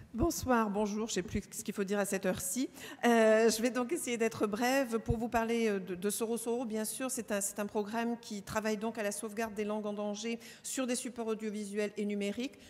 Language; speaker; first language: French; native; French